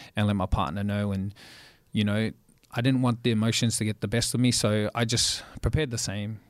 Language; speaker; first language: English; native; English